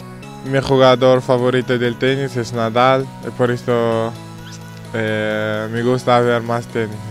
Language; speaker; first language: Spanish; non-native, fluent; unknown